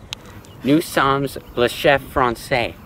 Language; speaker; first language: French; non-native, learner; English